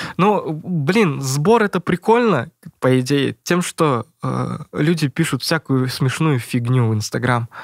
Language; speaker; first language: Russian; native; Russian